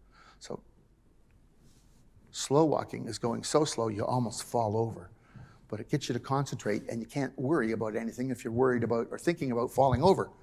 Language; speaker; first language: English; native; English